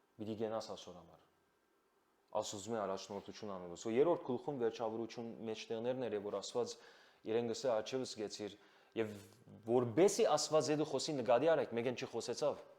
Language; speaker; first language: Armenian; early bilingual, heritage; Armenian